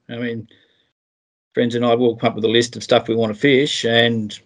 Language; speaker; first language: English; native; English